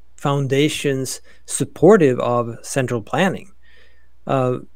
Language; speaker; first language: English; non-native, fluent; Swedish